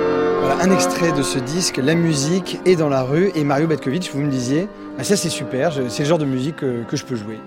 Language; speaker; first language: French; native; French